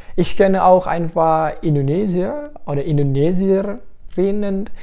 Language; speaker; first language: German; non-native, fluent; Indonesian